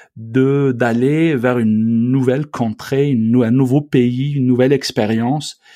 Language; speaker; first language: French; non-native, local second language; Arabic